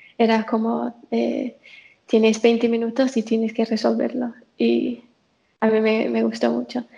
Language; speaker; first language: Spanish; non-native, fluent; English